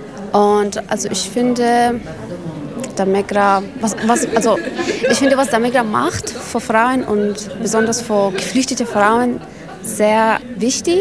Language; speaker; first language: German; non-native, learner; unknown